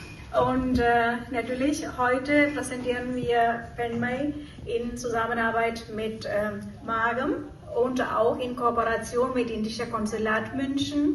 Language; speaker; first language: German; non-native, local second language; Malayalam